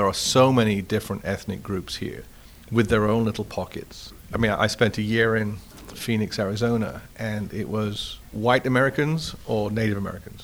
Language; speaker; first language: English; native; English